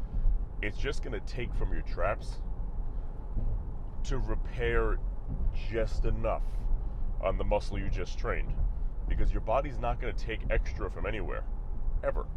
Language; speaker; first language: English; native; English